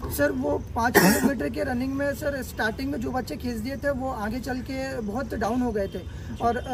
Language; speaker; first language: Hindi; non-native, local second language; Marathi